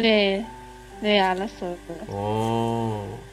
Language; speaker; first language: Korean; non-native, learner; Chinese